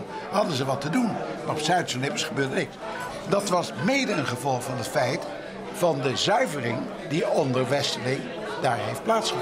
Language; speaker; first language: Dutch; native; Dutch